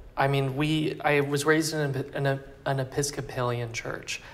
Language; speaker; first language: English; native; English